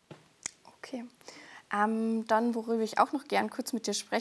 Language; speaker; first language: German; native; German